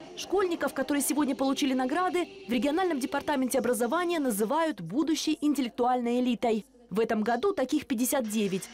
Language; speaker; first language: Russian; native; Russian